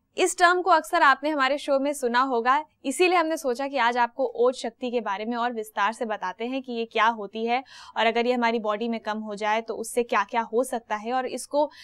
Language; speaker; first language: Hindi; native; Hindi